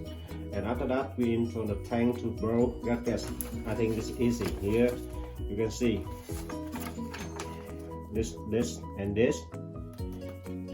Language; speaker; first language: English; non-native, learner; Vietnamese